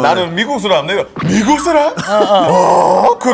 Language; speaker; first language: Korean; non-native, learner; English